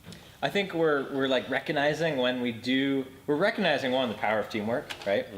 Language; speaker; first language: English; native; English